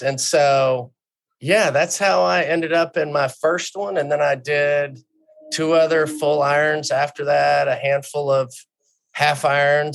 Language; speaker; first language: English; native; English